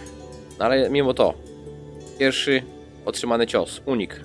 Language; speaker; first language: Polish; native; Polish